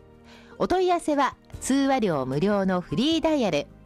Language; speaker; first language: Japanese; native; Japanese